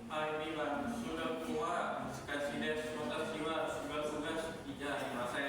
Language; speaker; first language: Japanese; non-native, learner; Indonesian